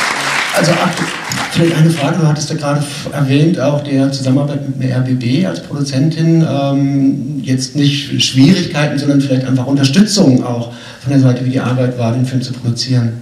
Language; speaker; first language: German; native; German